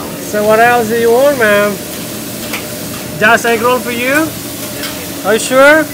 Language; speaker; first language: English; non-native, fluent; Indonesian